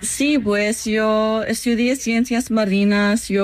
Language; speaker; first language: Spanish; non-native, learner; English